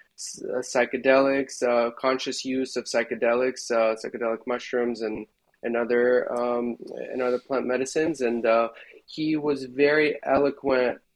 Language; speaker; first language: English; non-native, fluent; Russian